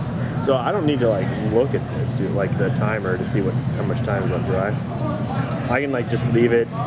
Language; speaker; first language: English; native; English